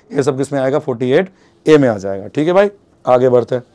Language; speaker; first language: Hindi; native; Hindi